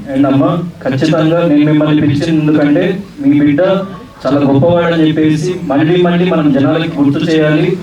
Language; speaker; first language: Telugu; native; Telugu